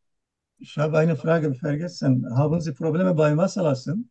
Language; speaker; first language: German; non-native, learner; Turkish